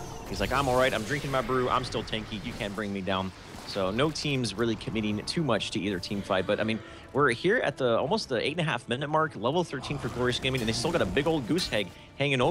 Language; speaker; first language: English; native; English